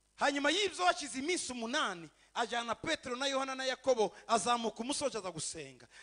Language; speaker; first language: English; non-native, fluent; Kinyarwanda